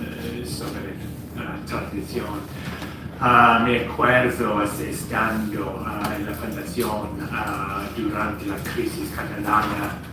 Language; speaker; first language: Spanish; non-native, fluent; English